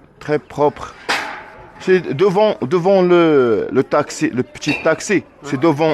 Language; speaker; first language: French; non-native, learner; Arabic